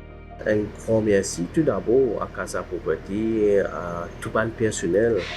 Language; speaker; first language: French; non-native, local second language; Morisyen